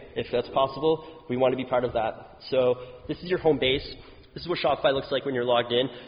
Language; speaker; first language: English; native; English